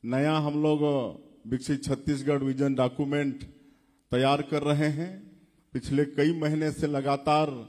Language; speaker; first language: Hindi; native; Hindi